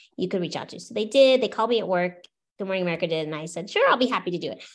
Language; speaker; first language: English; native; English